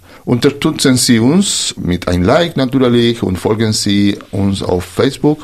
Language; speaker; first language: German; non-native, fluent; Spanish